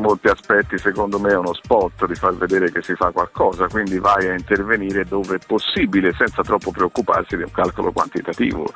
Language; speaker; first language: Italian; native; Italian